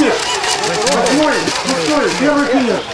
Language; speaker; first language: Russian; native; Russian